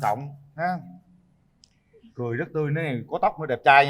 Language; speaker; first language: Vietnamese; native; Vietnamese